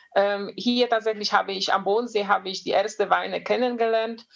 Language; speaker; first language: German; non-native, fluent; Polish